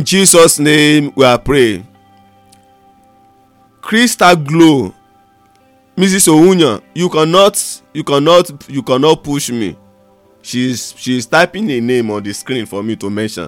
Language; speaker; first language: English; non-native, local second language; Yoruba